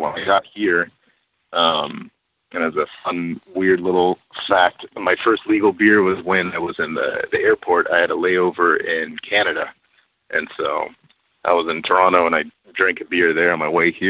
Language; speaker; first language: English; native; English